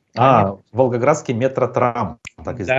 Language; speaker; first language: Russian; native; Russian